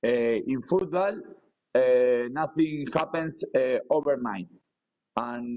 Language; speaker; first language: English; non-native, learner; Spanish